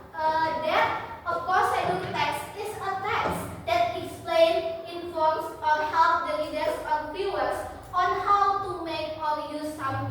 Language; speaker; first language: English; non-native, learner; Indonesian